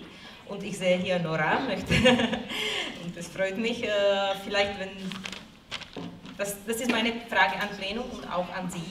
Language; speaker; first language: German; non-native, fluent; Czech